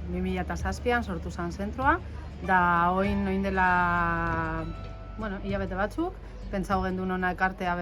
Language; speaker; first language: Basque; native; Basque